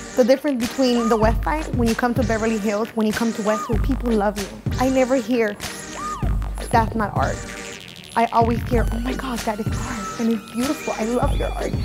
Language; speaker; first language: English; native; English